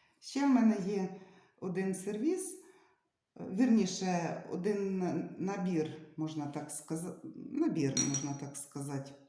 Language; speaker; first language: Ukrainian; native; Ukrainian